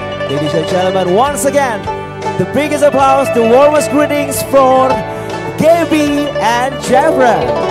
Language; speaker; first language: English; non-native, fluent; Indonesian